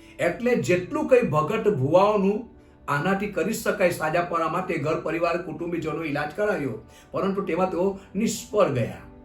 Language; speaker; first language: Gujarati; non-native, local second language; Gamit